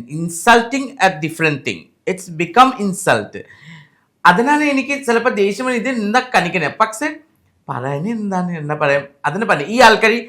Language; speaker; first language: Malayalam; non-native, fluent; Assamese